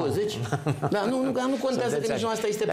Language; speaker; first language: Romanian; native; Romanian